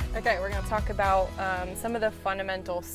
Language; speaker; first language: English; native; English